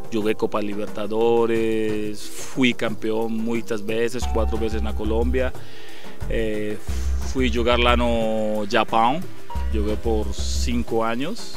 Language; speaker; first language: Portuguese; non-native, fluent; Spanish